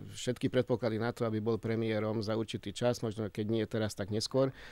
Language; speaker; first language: Slovak; non-native, local second language; Hungarian